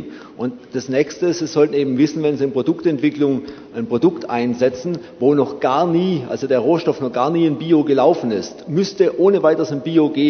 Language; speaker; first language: German; native; German